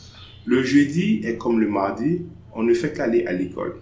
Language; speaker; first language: French; non-native, fluent; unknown